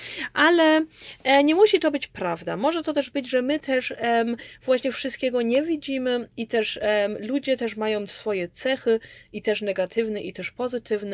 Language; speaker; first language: Polish; early bilingual, heritage; Polish